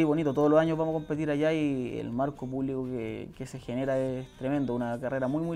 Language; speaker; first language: Spanish; native; Spanish